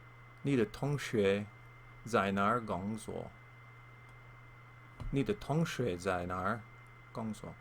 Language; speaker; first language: Chinese; non-native, learner; English